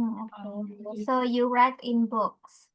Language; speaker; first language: English; non-native, fluent; Indonesian